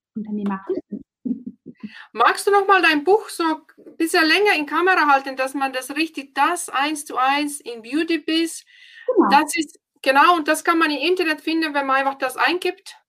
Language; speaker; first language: German; non-native, fluent; Finnish